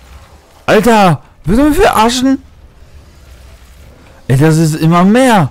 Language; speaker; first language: German; non-native, fluent; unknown